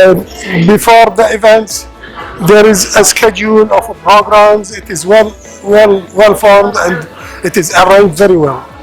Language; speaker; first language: English; non-native, learner; Arabic